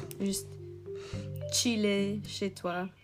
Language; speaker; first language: French; non-native, learner; English